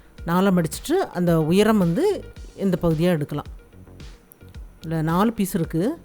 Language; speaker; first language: Tamil; native; Tamil